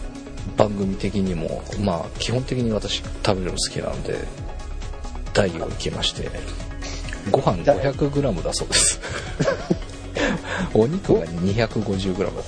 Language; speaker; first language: Japanese; native; Japanese